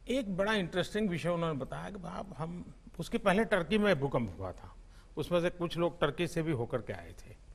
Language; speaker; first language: Hindi; non-native, local second language; Gujarati